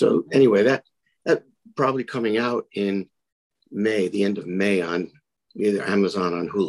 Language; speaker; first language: English; native; English